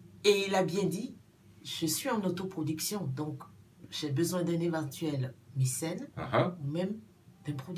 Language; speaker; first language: French; non-native, local second language; Baoulé